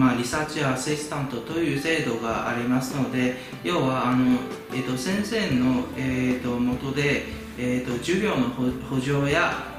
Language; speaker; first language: Japanese; non-native, fluent; Chinese